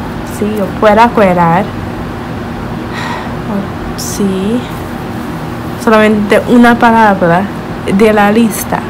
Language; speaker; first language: Spanish; non-native, learner; English